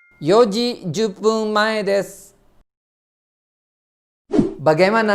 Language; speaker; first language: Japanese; non-native, fluent; Indonesian